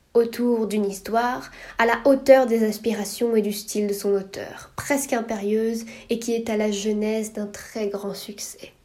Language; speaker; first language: French; native; French